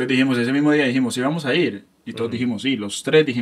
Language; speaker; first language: Spanish; native; Spanish